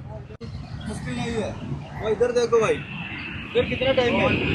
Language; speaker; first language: Hindi; non-native, local second language; Malayalam